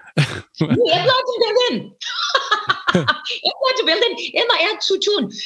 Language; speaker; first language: German; non-native, fluent; English